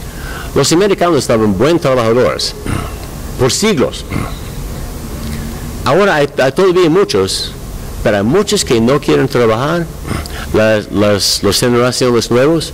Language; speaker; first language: Spanish; non-native, learner; English